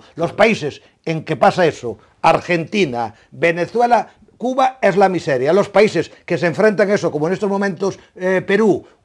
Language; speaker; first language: Spanish; native; Spanish